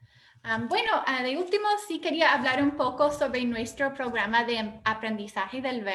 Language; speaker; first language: Spanish; non-native, fluent; English